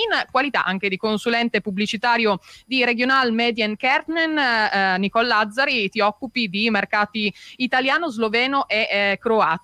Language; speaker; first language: Italian; native; Italian